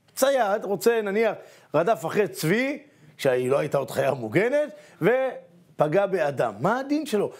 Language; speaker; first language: Hebrew; native; Hebrew